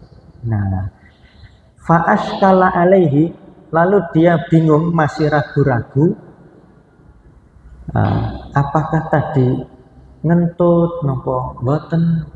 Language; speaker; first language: Indonesian; non-native, local second language; Javanese